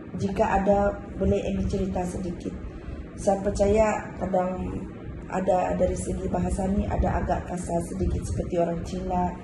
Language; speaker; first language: Malay; non-native, local second language; Chinese